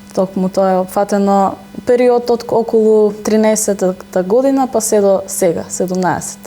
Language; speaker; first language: Macedonian; native; Macedonian